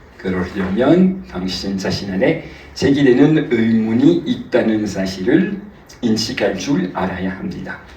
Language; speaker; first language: Korean; non-native, fluent; French